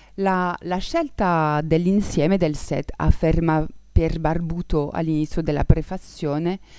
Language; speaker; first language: French; native; French